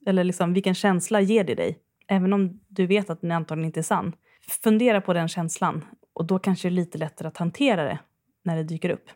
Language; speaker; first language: Swedish; native; Swedish